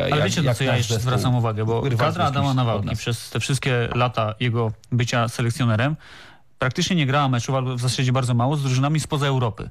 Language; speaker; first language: Polish; native; Polish